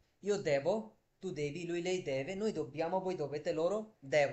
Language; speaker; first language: Italian; non-native, fluent; Bangla